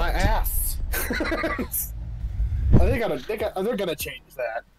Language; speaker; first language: English; native; English